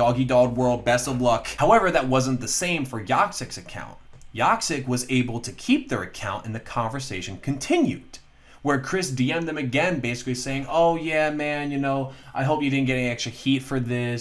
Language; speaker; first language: English; native; English